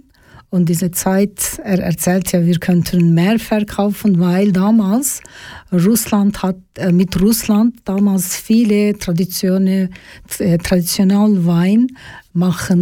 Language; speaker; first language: German; non-native, learner; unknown